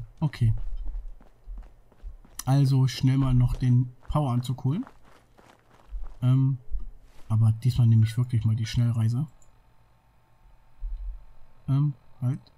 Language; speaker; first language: German; native; German